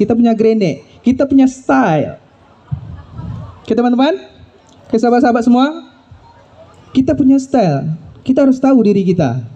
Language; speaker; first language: Indonesian; native; Indonesian